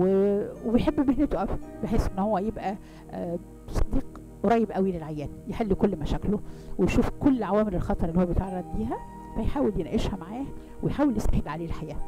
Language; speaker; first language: Arabic; native; Arabic